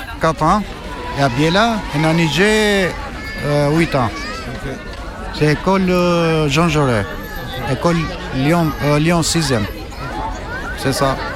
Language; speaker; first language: French; non-native, learner; Albanian